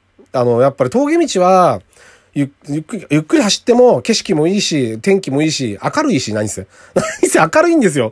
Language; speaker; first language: Japanese; native; Japanese